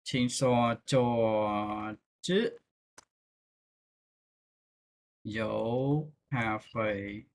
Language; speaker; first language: Chinese; non-native, fluent; Khmer